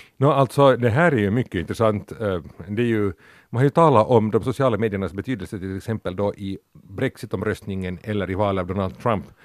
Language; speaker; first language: Swedish; native; Swedish